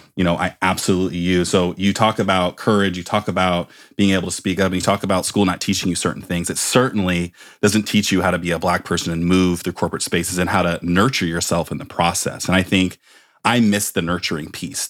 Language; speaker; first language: English; native; English